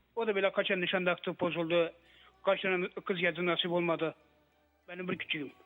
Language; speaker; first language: Turkish; non-native, learner; Arabic